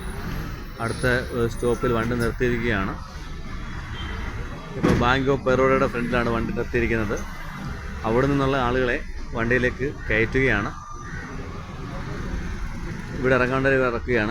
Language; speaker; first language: Malayalam; native; Malayalam